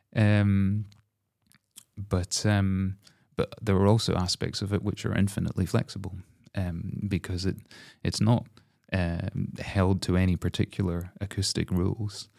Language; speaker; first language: English; native; English